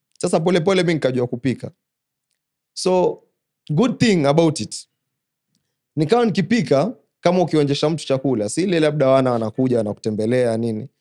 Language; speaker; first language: Swahili; native; Swahili